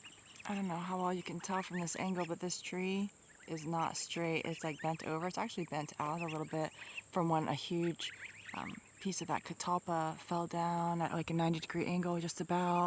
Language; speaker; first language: English; native; English